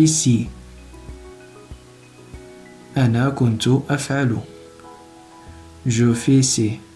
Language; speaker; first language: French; non-native, local second language; Arabic